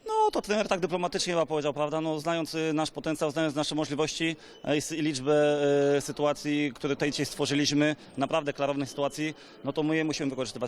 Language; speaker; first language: Polish; native; Polish